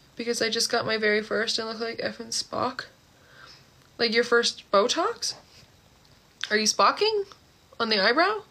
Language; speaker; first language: English; native; English